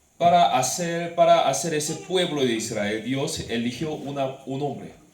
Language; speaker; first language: Spanish; non-native, fluent; Korean